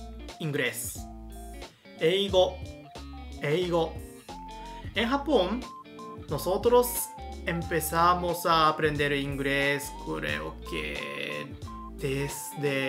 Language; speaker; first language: Spanish; non-native, fluent; Japanese